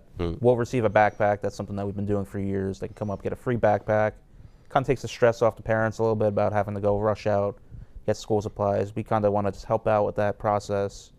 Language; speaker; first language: English; native; English